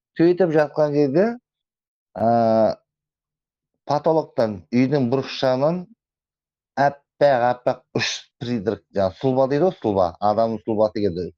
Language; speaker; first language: Kazakh; native; Kazakh